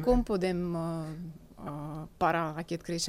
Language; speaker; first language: Catalan; non-native, fluent; Russian